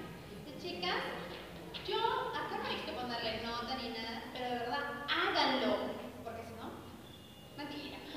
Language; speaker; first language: Spanish; native; Spanish